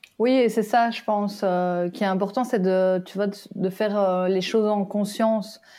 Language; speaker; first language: French; native; French